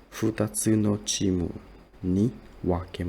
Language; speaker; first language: Japanese; non-native, learner; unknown